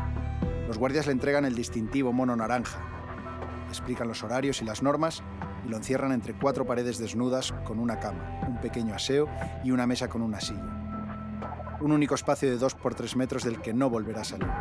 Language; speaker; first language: Spanish; native; Spanish